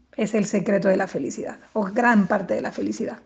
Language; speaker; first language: Spanish; native; Spanish